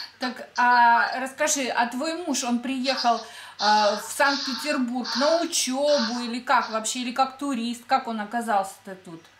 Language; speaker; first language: Russian; native; Russian